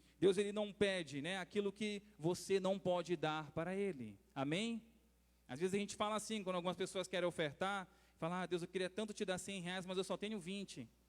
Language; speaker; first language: Portuguese; native; Portuguese